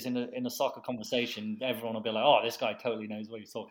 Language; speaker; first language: English; native; English